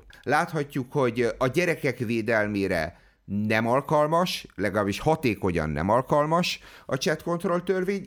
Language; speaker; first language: Hungarian; native; Hungarian